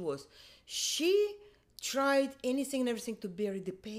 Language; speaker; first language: English; non-native, fluent; Russian